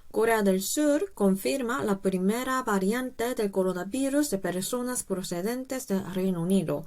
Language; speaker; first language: Spanish; non-native, fluent; Korean